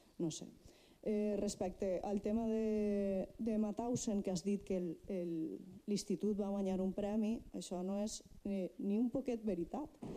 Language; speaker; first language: Catalan; non-native, local second language; Spanish